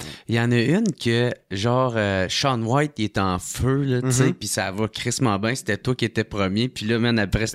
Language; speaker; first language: French; native; French